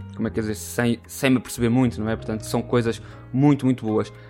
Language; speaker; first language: English; non-native, learner; Portuguese